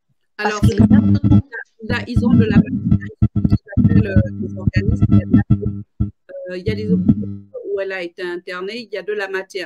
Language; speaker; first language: French; native; French